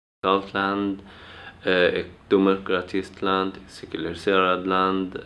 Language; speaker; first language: Swedish; non-native, fluent; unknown